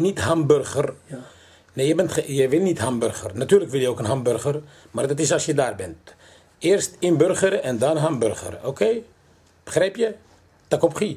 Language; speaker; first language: Dutch; non-native, fluent; Arabic